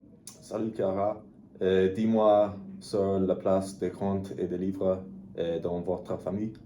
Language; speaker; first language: French; non-native, learner; English